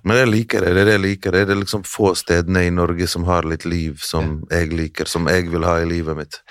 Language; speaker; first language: Norwegian; early bilingual, other home language; Bosnian